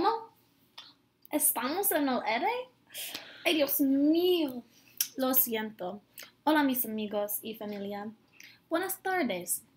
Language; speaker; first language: Spanish; non-native, learner; English